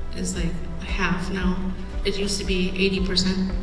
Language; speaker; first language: English; native; English